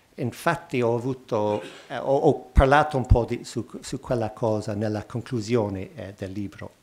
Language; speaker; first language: Italian; non-native, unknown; English